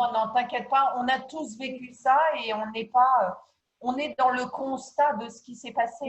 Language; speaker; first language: French; native; French